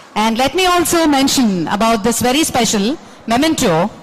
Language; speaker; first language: English; non-native, local second language; Telugu